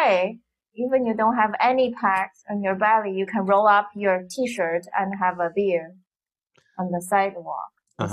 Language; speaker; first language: English; non-native, fluent; Chinese